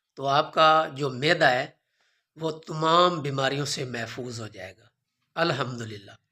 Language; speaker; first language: Urdu; non-native, local second language; Punjabi